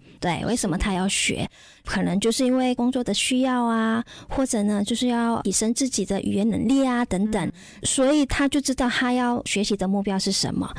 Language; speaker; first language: Chinese; non-native, fluent; Indonesian